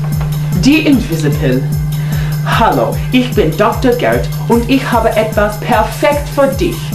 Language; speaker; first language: German; non-native, learner; English